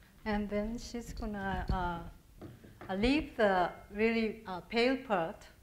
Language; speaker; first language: English; non-native, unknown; Japanese